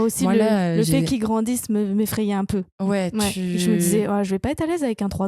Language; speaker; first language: French; native; French